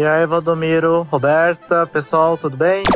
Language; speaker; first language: Portuguese; native; Portuguese